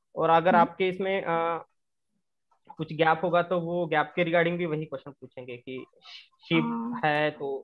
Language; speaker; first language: Hindi; non-native, local second language; Marathi